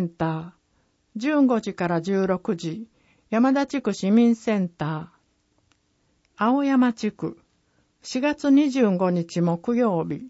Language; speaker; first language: Japanese; native; Japanese